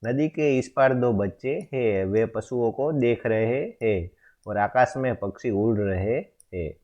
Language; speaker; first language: Hindi; non-native, local second language; Gujarati